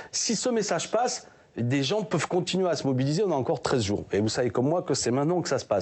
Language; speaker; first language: French; native; French